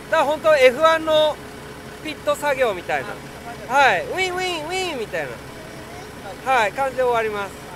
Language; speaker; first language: Japanese; native; Japanese